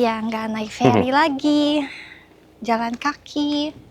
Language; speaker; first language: Indonesian; native; Indonesian